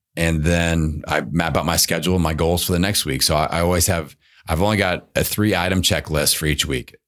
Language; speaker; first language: English; native; English